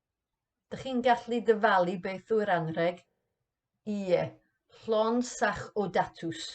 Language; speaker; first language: Welsh; non-native, learner; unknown